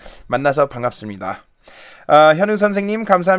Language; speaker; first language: Korean; non-native, learner; English